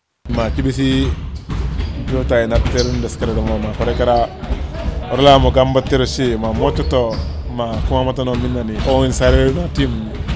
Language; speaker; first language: Japanese; non-native, fluent; Wolof